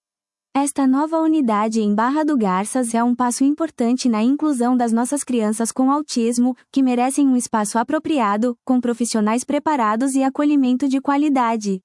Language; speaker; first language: Portuguese; native; Portuguese